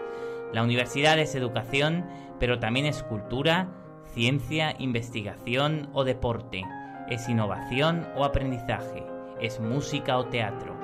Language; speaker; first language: Spanish; native; Spanish